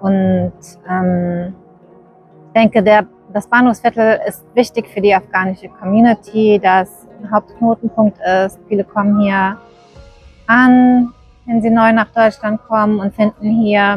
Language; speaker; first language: German; early bilingual, other home language; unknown